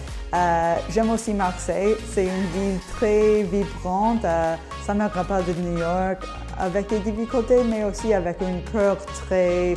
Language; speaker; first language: French; non-native, fluent; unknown